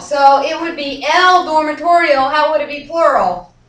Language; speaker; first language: English; native; English